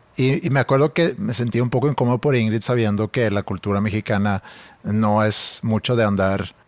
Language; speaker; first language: Spanish; non-native, fluent; Swedish